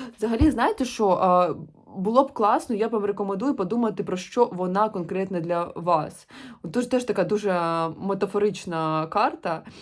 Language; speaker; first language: Ukrainian; non-native, local second language; Russian